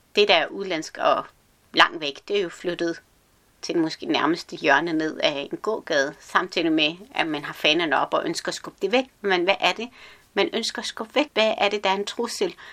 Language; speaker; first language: Danish; early bilingual, other home language; Arabic